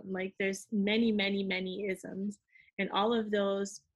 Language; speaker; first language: English; early bilingual, other home language; Haitian Creole